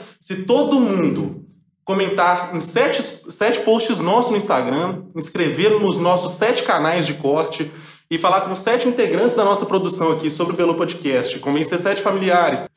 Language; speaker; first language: Portuguese; native; Portuguese